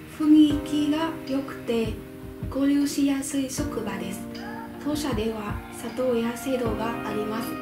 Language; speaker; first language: Japanese; non-native, fluent; Vietnamese